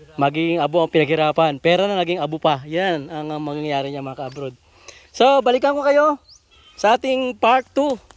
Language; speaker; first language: Filipino; native; Filipino